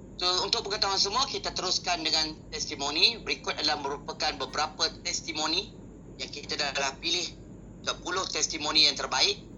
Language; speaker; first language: Malay; native; Malay